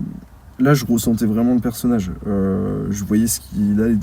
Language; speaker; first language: French; native; French